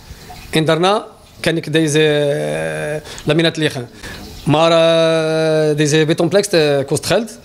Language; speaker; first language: Dutch; non-native, learner; Arabic